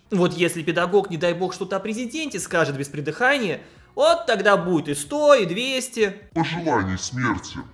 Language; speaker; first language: Russian; native; Russian